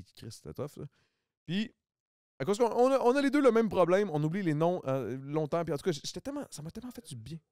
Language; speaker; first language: French; native; French